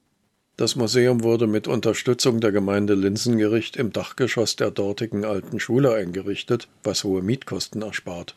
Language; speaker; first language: German; native; German